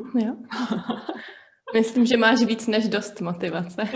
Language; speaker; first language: Czech; native; Czech